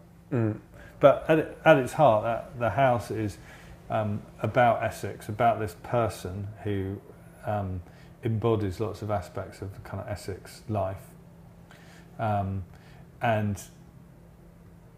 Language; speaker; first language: English; native; English